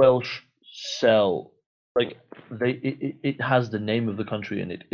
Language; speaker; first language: English; native; English